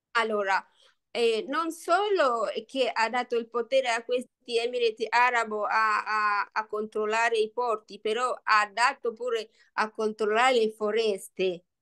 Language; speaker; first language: Italian; non-native, learner; Swahili